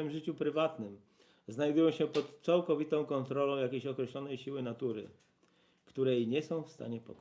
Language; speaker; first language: Polish; native; Polish